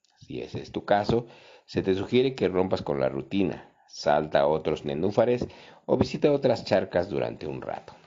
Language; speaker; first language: Spanish; native; Spanish